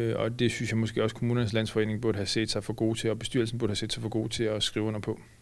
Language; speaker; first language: Danish; native; Danish